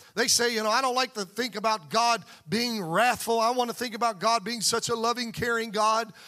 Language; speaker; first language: English; native; English